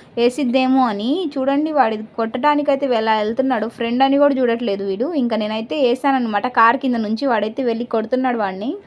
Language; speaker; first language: Telugu; native; Telugu